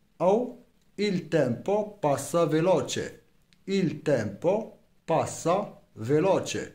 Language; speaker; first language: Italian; non-native, fluent; Arabic